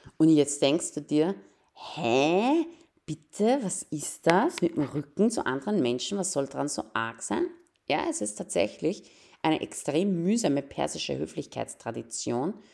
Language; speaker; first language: German; early bilingual, other home language; Persian